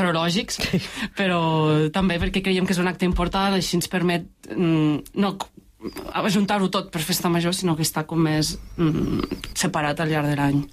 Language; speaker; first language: Catalan; native; Catalan